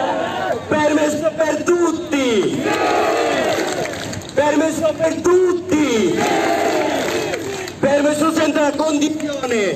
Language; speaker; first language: Italian; non-native, learner; Bangla